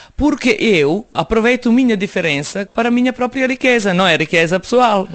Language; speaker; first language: Portuguese; non-native, fluent; Serbian